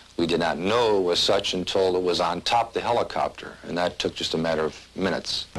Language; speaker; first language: English; native; English